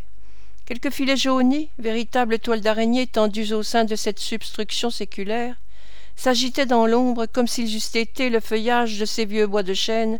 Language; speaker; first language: French; native; French